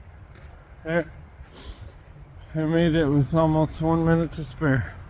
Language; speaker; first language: English; native; English